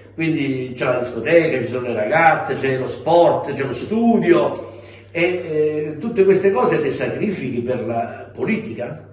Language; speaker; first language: Italian; native; Italian